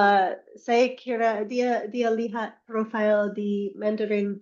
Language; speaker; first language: Indonesian; non-native, learner; English